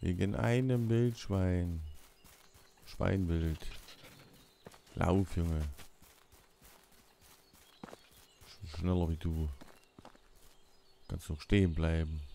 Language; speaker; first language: German; native; German